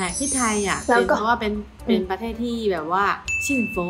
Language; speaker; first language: Thai; non-native, fluent; Chinese